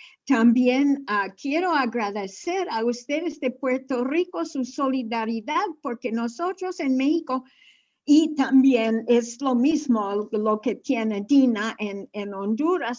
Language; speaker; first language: Spanish; non-native, fluent; English